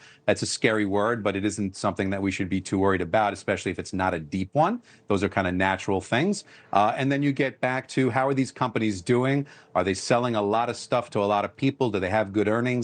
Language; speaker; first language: English; native; English